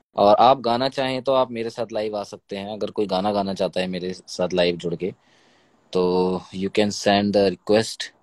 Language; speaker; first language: Hindi; native; Hindi